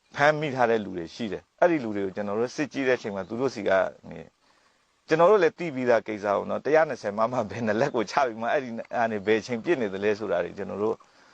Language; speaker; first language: Burmese; non-native, local second language; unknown